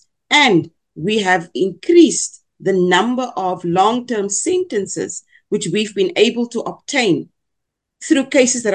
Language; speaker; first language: English; non-native, local second language; Afrikaans